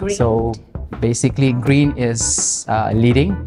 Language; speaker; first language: English; non-native, fluent; Malay